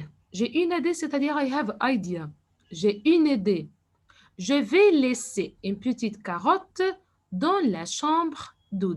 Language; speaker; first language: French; non-native, fluent; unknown